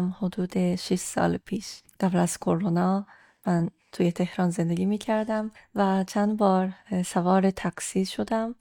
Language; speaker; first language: Persian; non-native, fluent; Japanese